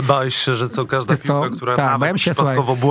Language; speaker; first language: Polish; native; Polish